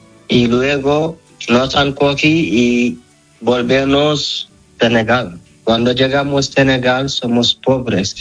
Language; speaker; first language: Spanish; non-native, learner; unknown